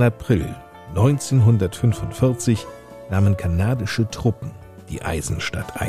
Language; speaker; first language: German; native; German